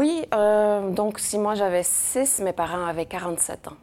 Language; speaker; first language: French; early bilingual, other home language; Spanish